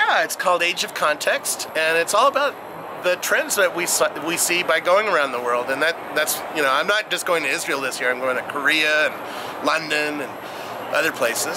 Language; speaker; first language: English; native; English